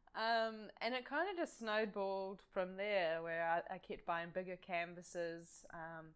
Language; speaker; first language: English; native; English